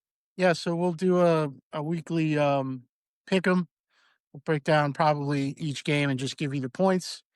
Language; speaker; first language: English; native; English